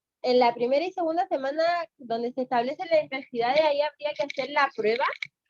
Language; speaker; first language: Spanish; native; Spanish